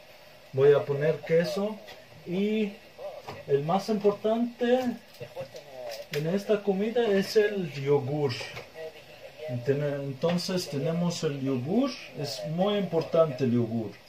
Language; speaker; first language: Spanish; non-native, fluent; Arabic